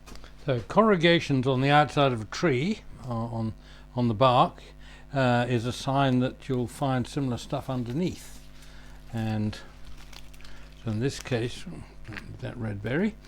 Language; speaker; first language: English; native; English